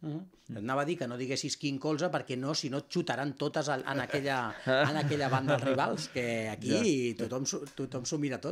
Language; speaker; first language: Catalan; native; Catalan